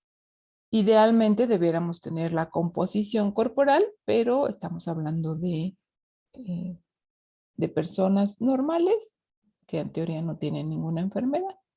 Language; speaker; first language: Spanish; native; Spanish